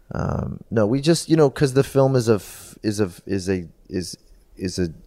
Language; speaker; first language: English; native; English